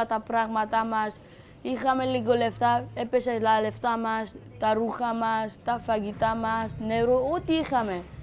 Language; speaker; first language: Greek; early bilingual, other home language; Persian